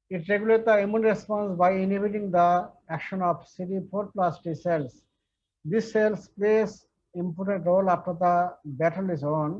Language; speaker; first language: English; non-native, local second language; Bangla